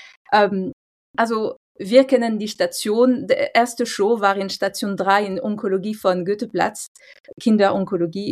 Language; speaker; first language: German; non-native, fluent; French